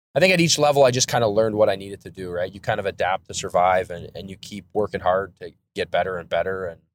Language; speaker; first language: English; native; English